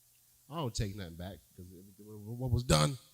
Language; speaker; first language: English; native; English